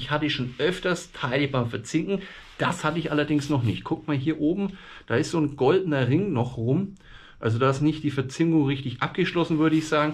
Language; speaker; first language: German; native; German